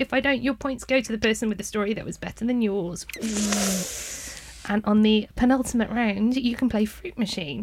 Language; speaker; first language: English; native; English